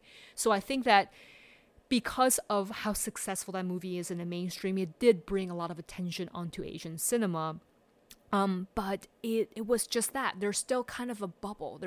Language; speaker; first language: English; early bilingual, other home language; Chinese